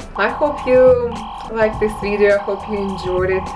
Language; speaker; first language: English; non-native, fluent; Russian